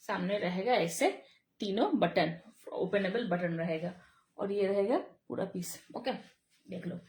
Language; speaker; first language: Hindi; non-native, local second language; Bangla